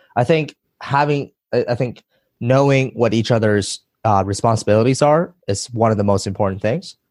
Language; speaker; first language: English; early bilingual, other home language; Chinese